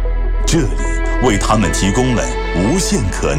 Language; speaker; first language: Chinese; native; Chinese